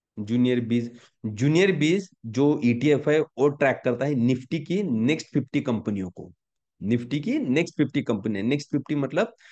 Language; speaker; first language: Hindi; non-native, local second language; Marathi